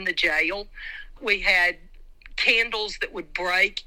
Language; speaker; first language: English; native; English